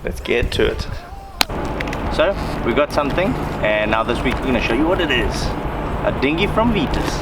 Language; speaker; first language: English; native; English